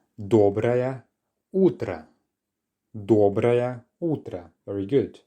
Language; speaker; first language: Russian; non-native, fluent; English